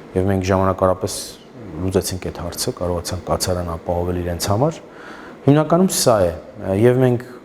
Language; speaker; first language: Armenian; native; Armenian